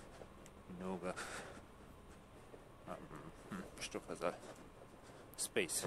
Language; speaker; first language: Russian; non-native, learner; English